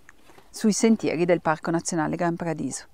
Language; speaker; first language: Italian; native; Italian